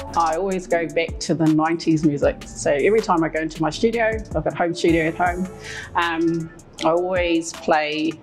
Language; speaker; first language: English; native; English